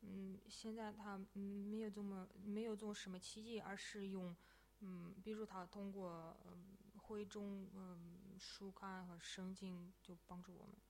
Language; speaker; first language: Chinese; non-native, fluent; Russian